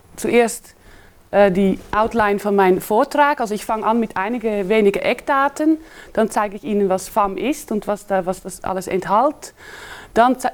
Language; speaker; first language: German; non-native, fluent; Dutch